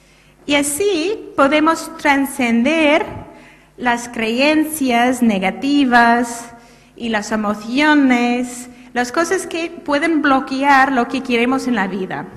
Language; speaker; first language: Spanish; non-native, fluent; English